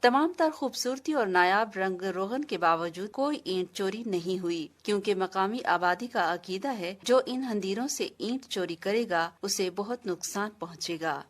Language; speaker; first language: Urdu; non-native, local second language; Saraiki